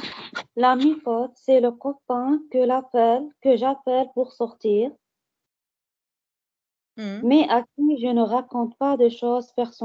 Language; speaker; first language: French; non-native, learner; Arabic